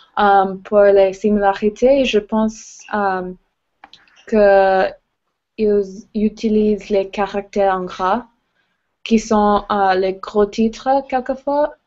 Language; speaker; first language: French; non-native, learner; English